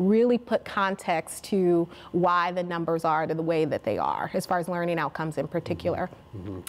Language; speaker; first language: English; native; English